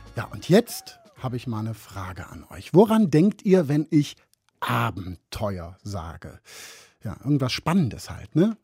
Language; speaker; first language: German; native; German